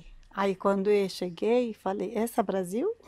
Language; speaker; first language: Portuguese; non-native, learner; Arabic